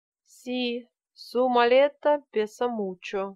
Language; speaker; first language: Spanish; non-native, learner; Russian